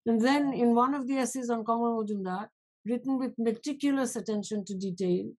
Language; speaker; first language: English; non-native, local second language; Bangla